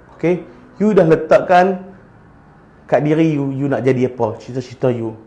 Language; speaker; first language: Malay; native; Malay